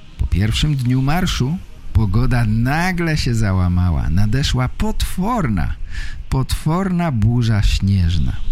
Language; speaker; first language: Polish; native; Polish